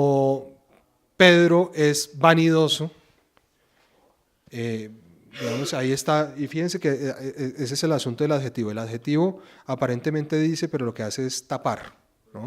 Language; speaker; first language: Spanish; native; Spanish